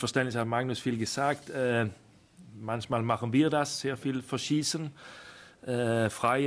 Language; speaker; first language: German; non-native, fluent; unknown